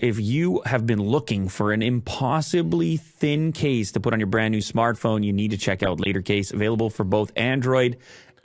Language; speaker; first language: English; native; English